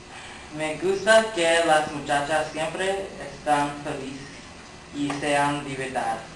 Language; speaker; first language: Spanish; non-native, learner; English